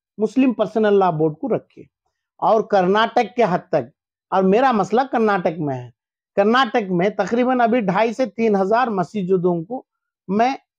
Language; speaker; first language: Hindi; non-native, local second language; Urdu